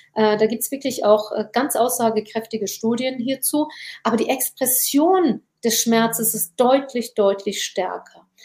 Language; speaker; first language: German; early bilingual, other home language; Turkish